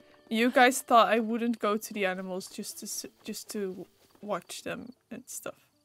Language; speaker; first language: English; non-native, fluent; Dutch